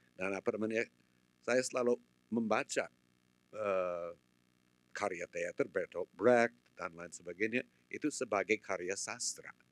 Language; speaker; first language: Indonesian; non-native, fluent; English